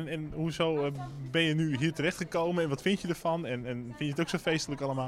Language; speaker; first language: Dutch; native; Dutch